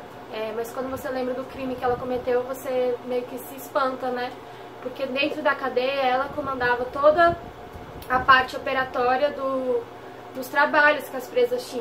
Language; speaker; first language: Portuguese; native; Portuguese